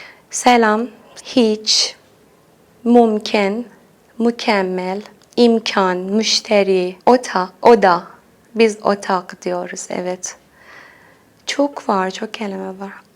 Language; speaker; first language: Turkish; non-native, fluent; Persian